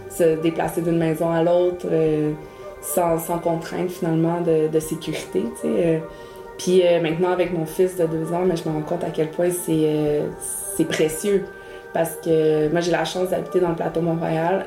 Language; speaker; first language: French; early bilingual, other home language; Spanish